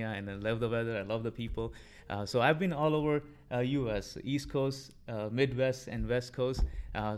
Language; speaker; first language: English; non-native, local second language; Punjabi